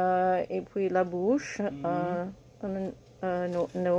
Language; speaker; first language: French; non-native, learner; English